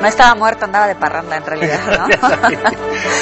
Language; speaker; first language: Spanish; native; Spanish